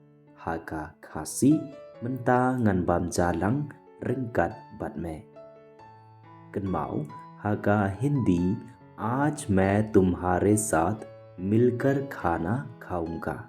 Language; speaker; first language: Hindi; non-native, local second language; Khasi